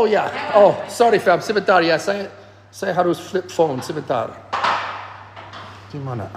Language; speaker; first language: Indonesian; non-native, fluent; English